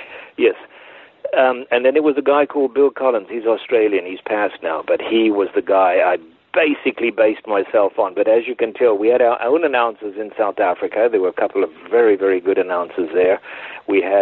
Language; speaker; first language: English; native; English